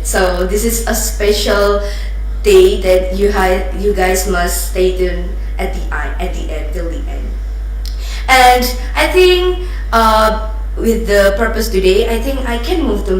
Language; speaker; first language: English; non-native, learner; Indonesian